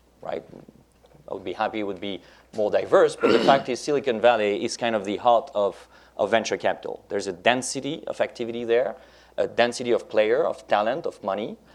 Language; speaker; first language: English; non-native, fluent; French